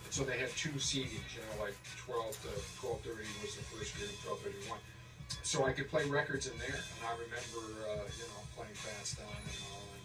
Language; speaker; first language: English; native; English